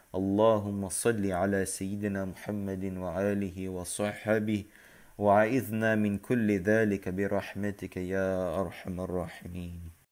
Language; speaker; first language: Arabic; non-native, fluent; Turkish